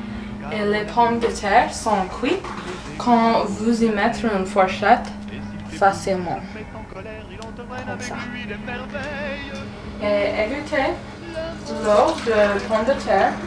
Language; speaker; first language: French; non-native, learner; English